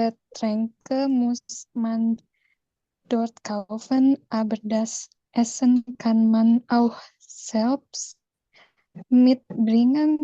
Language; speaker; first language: German; non-native, learner; Indonesian